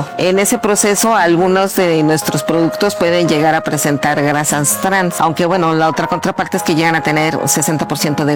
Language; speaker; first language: Spanish; native; Spanish